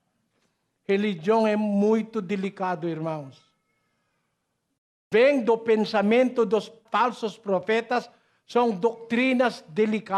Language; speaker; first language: Portuguese; non-native, learner; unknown